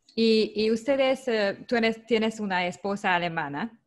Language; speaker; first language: Spanish; non-native, learner; Hungarian